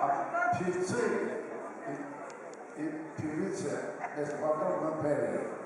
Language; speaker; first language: Russian; non-native, fluent; Azerbaijani